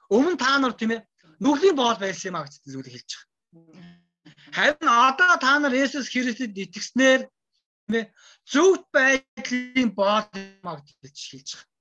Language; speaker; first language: Mongolian; non-native, fluent; Korean